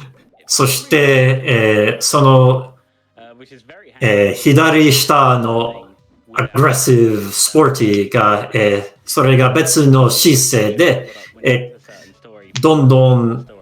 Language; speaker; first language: Japanese; non-native, fluent; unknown